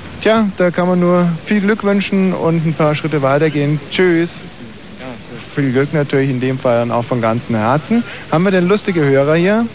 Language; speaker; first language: German; native; German